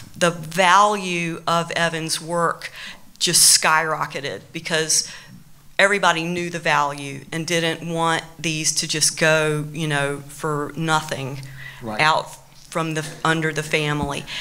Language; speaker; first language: English; native; English